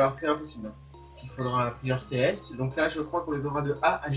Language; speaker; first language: French; native; French